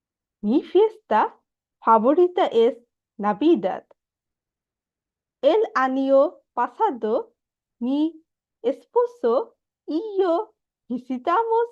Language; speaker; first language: Spanish; non-native, learner; Bangla